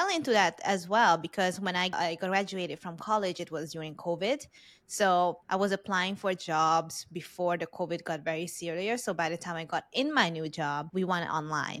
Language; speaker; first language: English; non-native, fluent; Hungarian